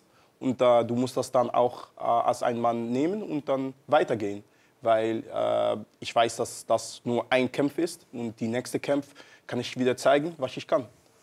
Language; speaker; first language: German; non-native, learner; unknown